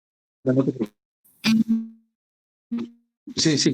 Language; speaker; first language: Spanish; native; Spanish